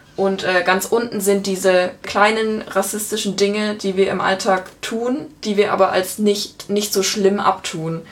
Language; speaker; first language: German; native; German